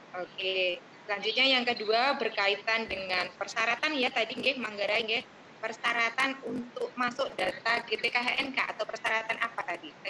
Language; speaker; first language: Indonesian; non-native, local second language; Javanese